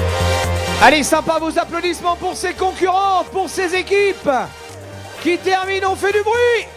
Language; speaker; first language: French; native; French